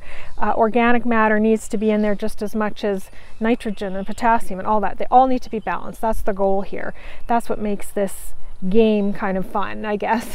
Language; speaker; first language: English; native; English